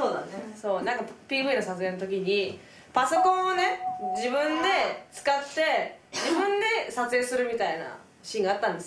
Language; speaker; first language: Japanese; native; Japanese